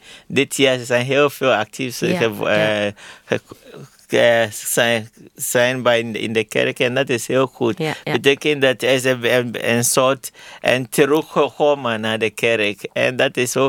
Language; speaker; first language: Dutch; non-native, fluent; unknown